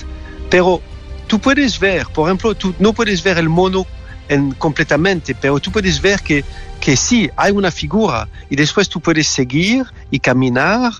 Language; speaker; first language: Spanish; non-native, fluent; French